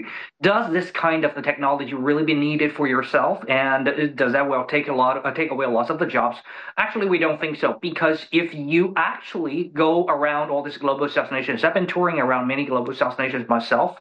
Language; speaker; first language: English; non-native, fluent; Chinese